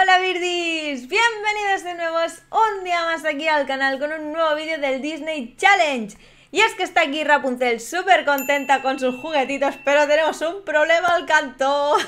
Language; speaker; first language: Spanish; native; Spanish